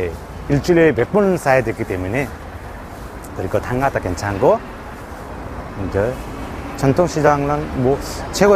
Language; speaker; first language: Korean; non-native, fluent; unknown